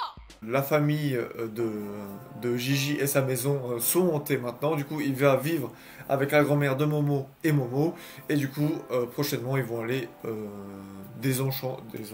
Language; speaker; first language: French; native; French